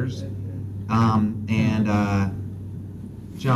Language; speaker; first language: English; native; English